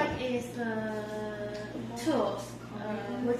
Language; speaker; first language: English; non-native, learner; Chinese